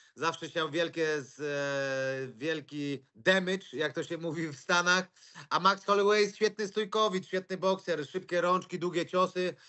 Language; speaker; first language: Polish; native; Polish